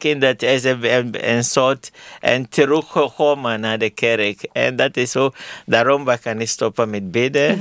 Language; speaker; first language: Dutch; non-native, learner; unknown